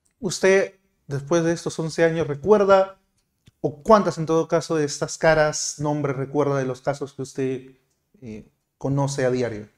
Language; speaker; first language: Spanish; native; Spanish